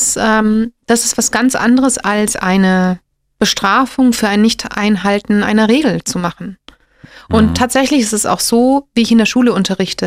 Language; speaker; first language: German; native; German